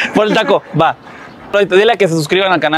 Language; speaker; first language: Spanish; native; Spanish